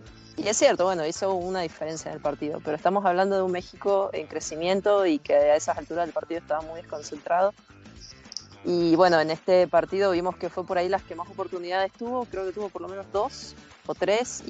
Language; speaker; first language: Spanish; native; Spanish